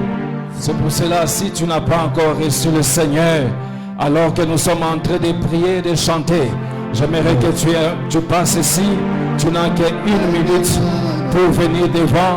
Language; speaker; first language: French; non-native, local second language; Swahili